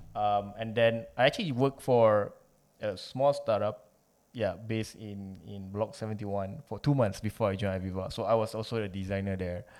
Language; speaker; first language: English; non-native, local second language; Malay